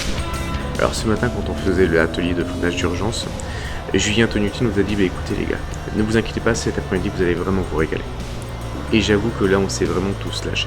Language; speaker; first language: French; native; French